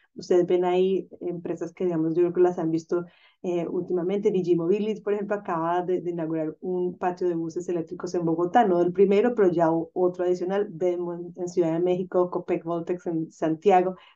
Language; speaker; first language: Spanish; native; Spanish